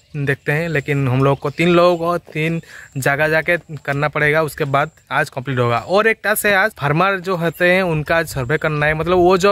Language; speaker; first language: Hindi; non-native, local second language; Odia